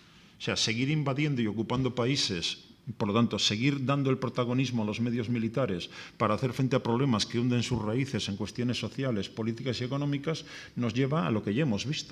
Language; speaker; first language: Spanish; native; Spanish